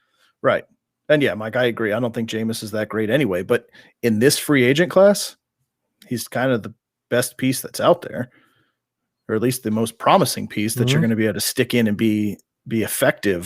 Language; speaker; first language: English; native; English